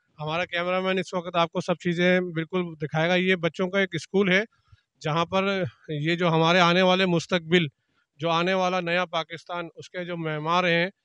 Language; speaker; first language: Urdu; non-native, local second language; Sindhi